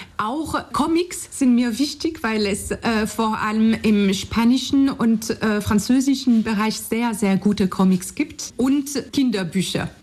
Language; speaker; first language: German; non-native, fluent; French